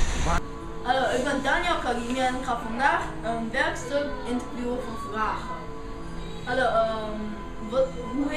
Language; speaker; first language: Dutch; non-native, learner; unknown